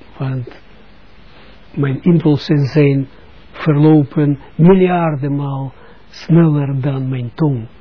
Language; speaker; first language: Dutch; non-native, fluent; Russian